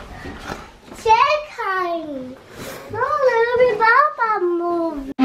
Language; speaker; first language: Polish; early bilingual, heritage; Polish